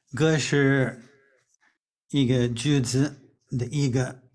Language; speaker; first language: Chinese; non-native, fluent; English